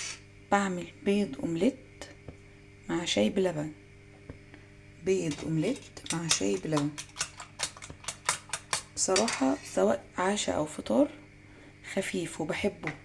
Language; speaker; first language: Arabic; native; Arabic